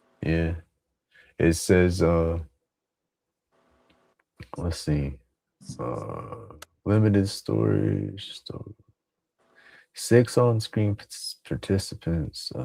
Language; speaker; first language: English; native; English